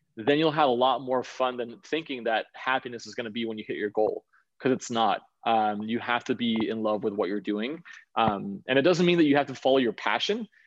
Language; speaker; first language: English; early bilingual, other home language; Danish